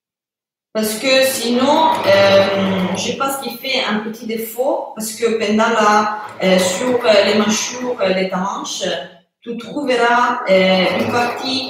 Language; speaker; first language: French; non-native, fluent; Italian